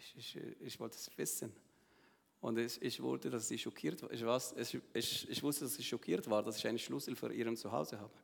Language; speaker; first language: German; non-native, learner; Arabic